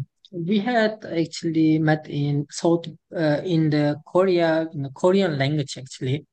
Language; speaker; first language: English; non-native, fluent; Turkish